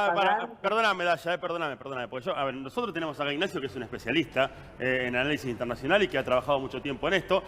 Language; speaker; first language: Spanish; native; Spanish